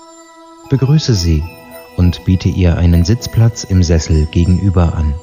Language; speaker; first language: German; native; German